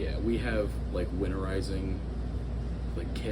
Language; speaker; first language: English; native; English